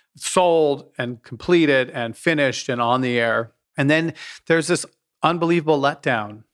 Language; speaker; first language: English; native; English